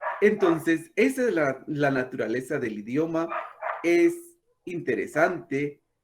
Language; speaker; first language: Spanish; non-native, local second language; Kaqchikel